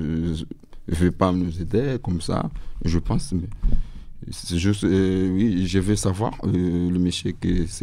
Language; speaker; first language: French; non-native, learner; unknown